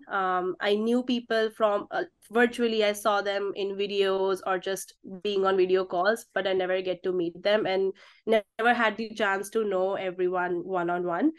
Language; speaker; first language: English; non-native, local second language; Hindi